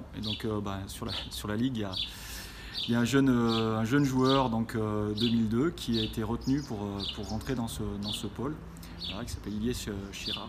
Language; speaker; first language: French; native; French